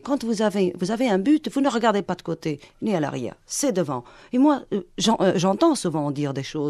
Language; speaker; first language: French; non-native, fluent; Portuguese